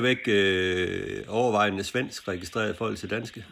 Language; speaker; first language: Danish; native; Danish